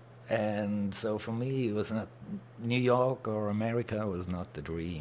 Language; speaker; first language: English; non-native, fluent; German